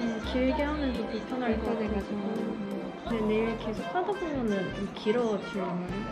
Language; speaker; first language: Korean; non-native, fluent; Cantonese